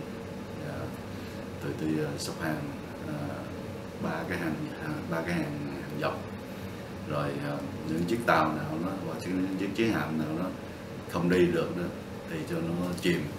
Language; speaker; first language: Vietnamese; non-native, local second language; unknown